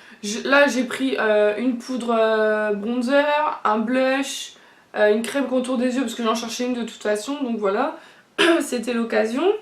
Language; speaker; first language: French; native; French